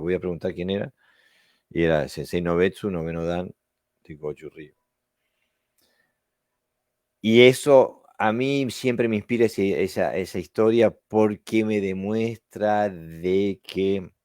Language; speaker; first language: Spanish; native; Spanish